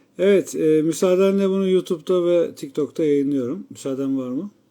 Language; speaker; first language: Turkish; native; Turkish